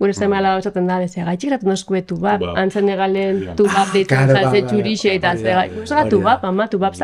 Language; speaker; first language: Basque; native; Basque